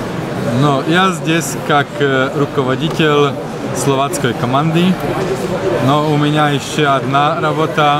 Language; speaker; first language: Russian; non-native, learner; Slovak